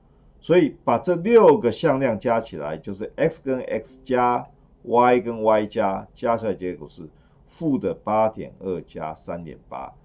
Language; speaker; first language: Chinese; native; Chinese